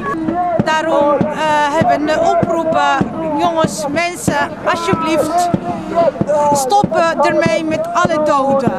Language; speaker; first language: Dutch; non-native, fluent; Arabic